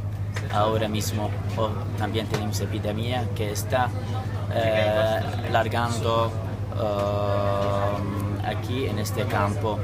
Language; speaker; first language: Spanish; non-native, fluent; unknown